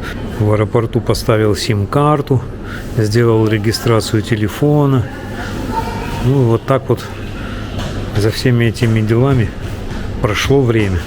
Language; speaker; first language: Russian; native; Russian